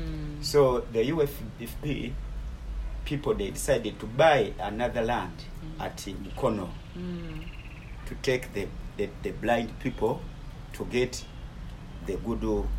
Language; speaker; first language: English; non-native, local second language; Ganda